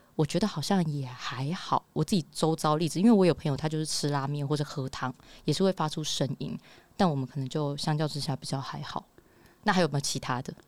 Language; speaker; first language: Chinese; native; Chinese